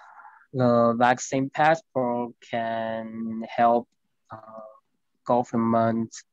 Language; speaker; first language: English; non-native, learner; Chinese